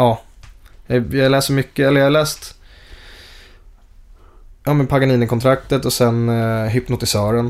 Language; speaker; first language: Swedish; native; Swedish